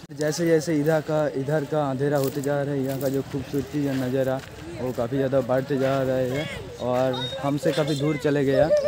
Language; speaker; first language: Hindi; non-native, local second language; Bangla